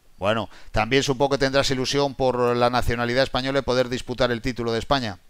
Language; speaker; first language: Spanish; native; Spanish